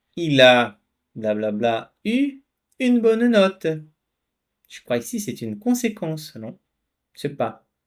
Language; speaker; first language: French; non-native, fluent; Portuguese